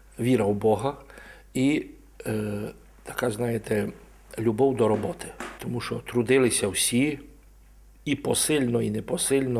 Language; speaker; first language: Ukrainian; native; Ukrainian